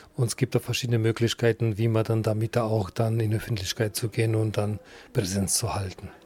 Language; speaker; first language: German; non-native, fluent; Romany